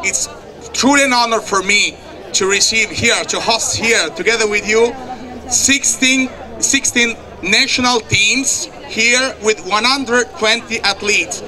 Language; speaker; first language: English; non-native, fluent; Italian